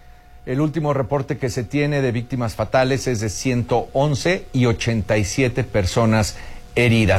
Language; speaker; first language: Spanish; native; Spanish